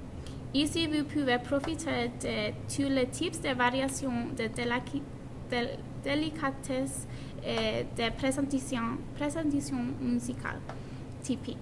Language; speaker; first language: French; non-native, learner; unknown